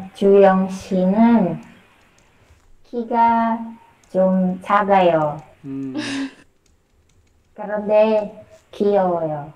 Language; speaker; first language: Korean; non-native, learner; Indonesian